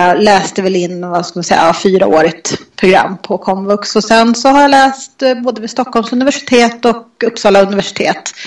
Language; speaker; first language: Swedish; native; Swedish